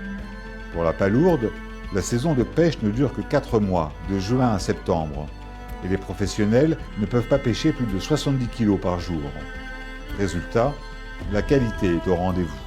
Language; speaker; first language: French; native; French